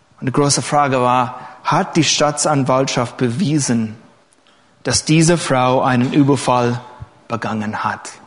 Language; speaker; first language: German; non-native, fluent; English